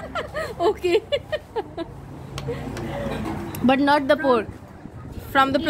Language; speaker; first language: English; non-native, fluent; Urdu